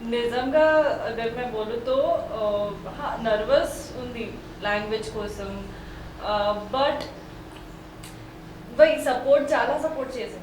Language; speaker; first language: Telugu; non-native, learner; Hindi